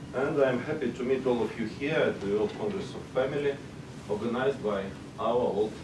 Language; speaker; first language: English; non-native, learner; Russian